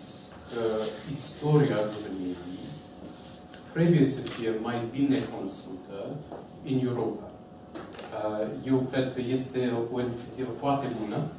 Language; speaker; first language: Romanian; non-native, fluent; English